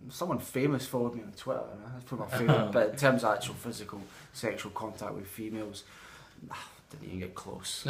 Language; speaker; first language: English; native; English